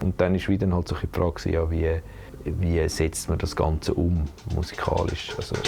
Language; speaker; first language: German; native; German